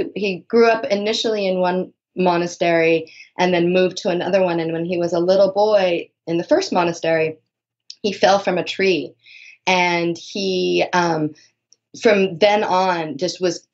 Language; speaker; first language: English; native; English